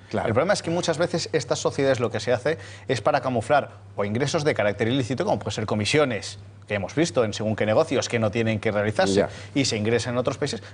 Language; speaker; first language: Spanish; native; Spanish